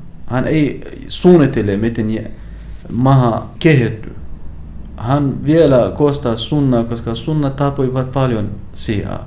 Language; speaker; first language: Finnish; non-native, learner; Arabic